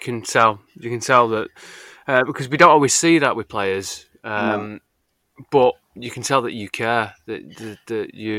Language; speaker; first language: English; native; English